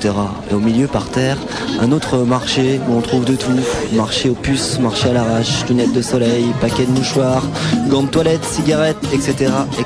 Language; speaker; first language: French; native; French